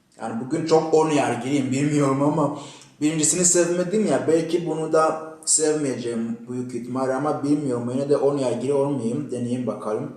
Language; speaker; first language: Turkish; non-native, fluent; Kinyarwanda